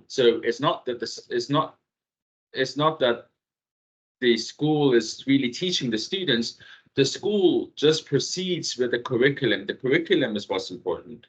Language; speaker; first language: English; non-native, fluent; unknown